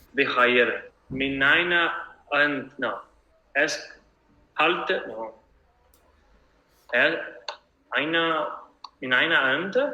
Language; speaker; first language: Arabic; non-native, learner; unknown